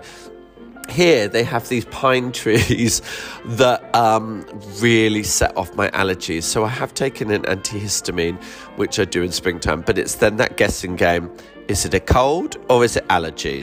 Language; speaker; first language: English; native; English